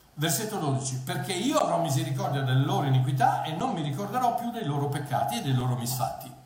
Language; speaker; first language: Italian; early bilingual, heritage; Italian